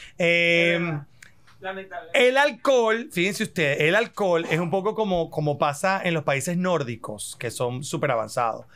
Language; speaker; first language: Spanish; native; Spanish